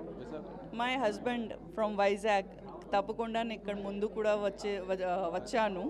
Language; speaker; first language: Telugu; non-native, learner; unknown